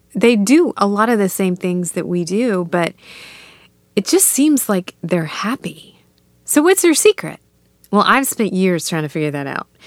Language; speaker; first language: English; native; English